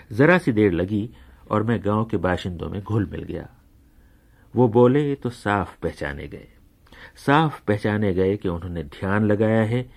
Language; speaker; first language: Urdu; native; Urdu